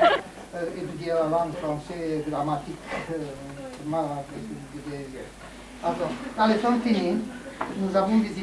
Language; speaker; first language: French; non-native, learner; Romanian